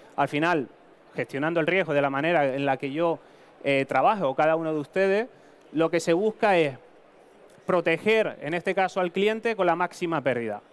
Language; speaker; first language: Spanish; native; Spanish